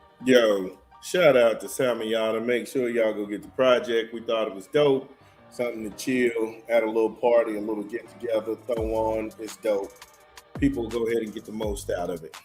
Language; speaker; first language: English; native; English